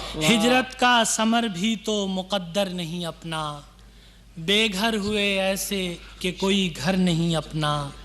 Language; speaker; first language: Urdu; native; Urdu